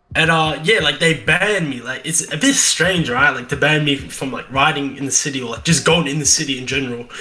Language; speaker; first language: English; native; English